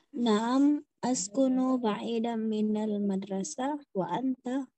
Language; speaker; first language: Arabic; non-native, learner; Indonesian